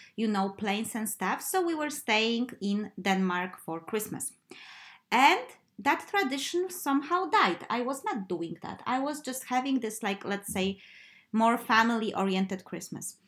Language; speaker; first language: English; non-native, fluent; Polish